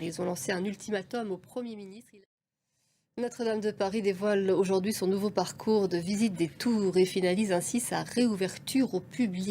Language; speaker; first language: French; native; French